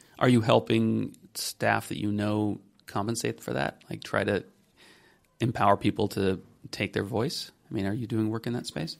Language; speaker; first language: English; native; English